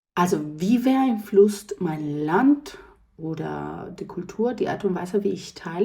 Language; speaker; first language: German; non-native, fluent; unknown